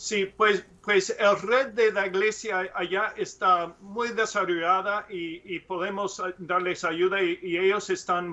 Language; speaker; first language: Spanish; non-native, learner; English